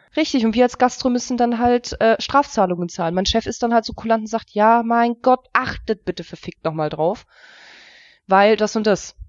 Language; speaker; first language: German; early bilingual, other home language; Russian